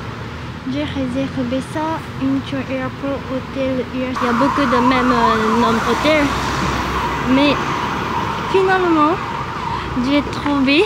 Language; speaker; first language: French; non-native, learner; Japanese